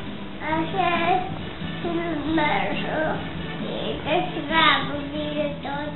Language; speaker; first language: Spanish; native; Spanish